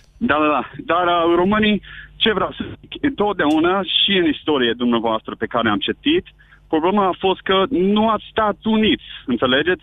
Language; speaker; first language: Romanian; non-native, fluent; English